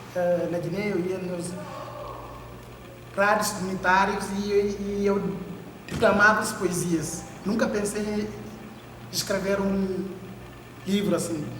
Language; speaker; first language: Portuguese; non-native, local second language; Upper Guinea Crioulo